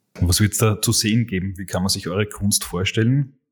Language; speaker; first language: German; native; German